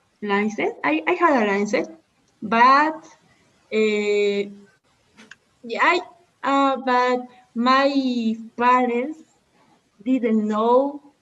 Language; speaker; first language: English; non-native, learner; Spanish